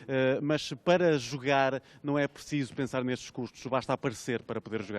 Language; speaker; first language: Portuguese; native; Portuguese